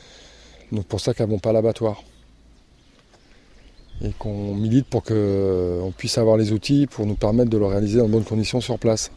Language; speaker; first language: French; native; French